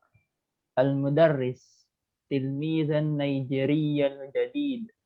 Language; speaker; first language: Arabic; non-native, learner; Indonesian